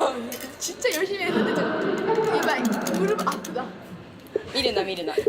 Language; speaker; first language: Korean; non-native, learner; Japanese